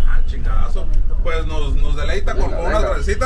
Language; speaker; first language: Spanish; native; Spanish